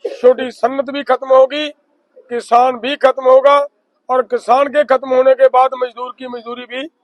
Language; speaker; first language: Hindi; non-native, local second language; Punjabi